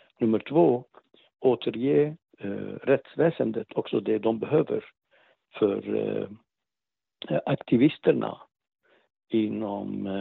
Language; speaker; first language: Swedish; non-native, fluent; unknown